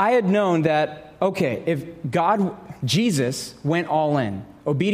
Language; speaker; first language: English; native; English